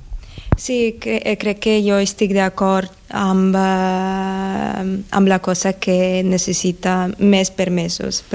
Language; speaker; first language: Catalan; non-native, learner; Russian